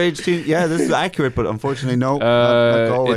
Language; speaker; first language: English; native; English